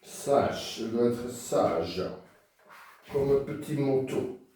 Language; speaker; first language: French; non-native, fluent; Dutch